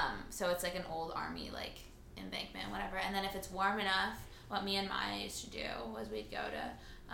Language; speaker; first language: English; early bilingual, other home language; Finnish